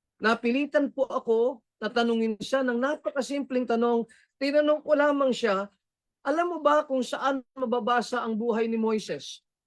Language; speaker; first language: Filipino; non-native, local second language; Cebuano